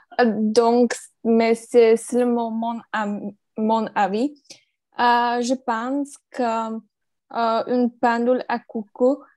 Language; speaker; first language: French; non-native, learner; Slovak